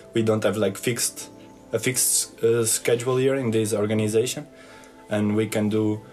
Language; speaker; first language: English; non-native, fluent; Portuguese